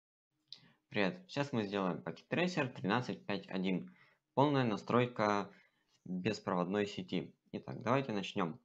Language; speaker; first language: Russian; native; Russian